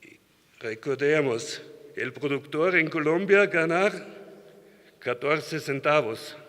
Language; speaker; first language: Spanish; non-native, learner; German